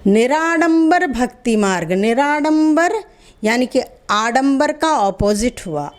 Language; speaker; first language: Hindi; non-native, local second language; Telugu